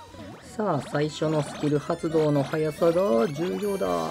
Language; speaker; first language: Japanese; native; Japanese